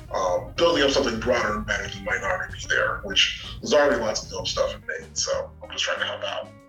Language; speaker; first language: English; native; English